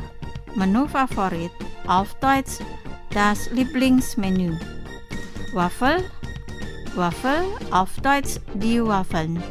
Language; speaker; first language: German; non-native, fluent; Indonesian